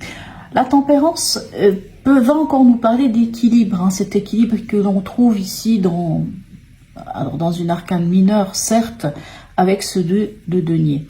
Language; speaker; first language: French; native; French